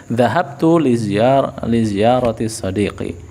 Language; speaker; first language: Arabic; non-native, fluent; Indonesian